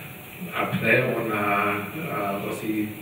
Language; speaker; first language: French; non-native, learner; German